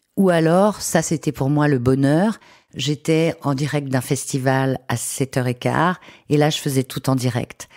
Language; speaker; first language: French; native; French